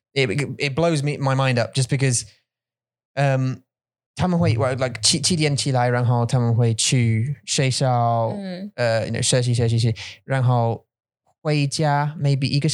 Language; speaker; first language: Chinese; non-native, learner; English